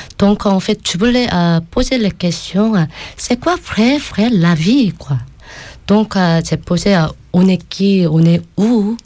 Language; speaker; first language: French; non-native, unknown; Korean